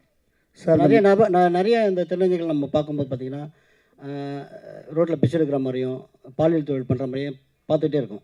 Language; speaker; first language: Tamil; native; Tamil